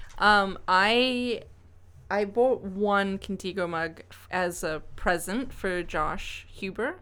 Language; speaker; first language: English; native; English